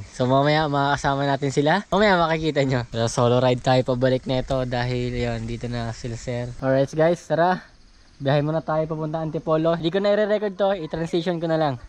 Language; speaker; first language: Filipino; non-native, local second language; Cebuano